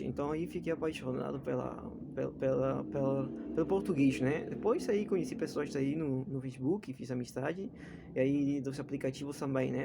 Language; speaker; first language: Portuguese; non-native, fluent; Spanish